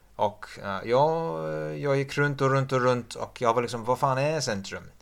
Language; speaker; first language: Swedish; non-native, fluent; English